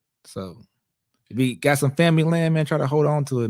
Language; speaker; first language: English; native; English